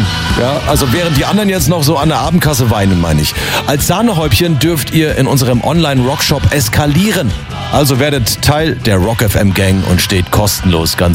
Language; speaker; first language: German; native; German